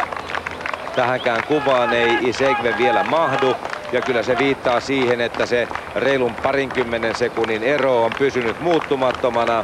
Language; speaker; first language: Finnish; native; Finnish